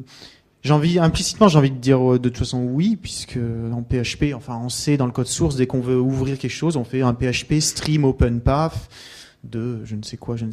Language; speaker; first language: French; native; French